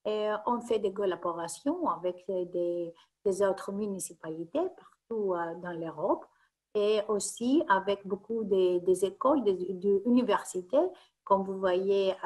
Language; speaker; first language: French; non-native, fluent; Greek